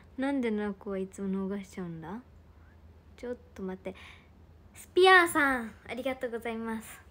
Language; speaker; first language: Japanese; native; Japanese